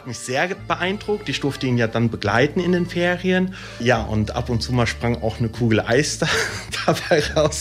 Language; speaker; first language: German; early bilingual, other home language; Italian